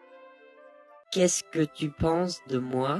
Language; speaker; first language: French; non-native, fluent; Japanese